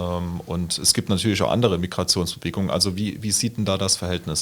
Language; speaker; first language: German; native; German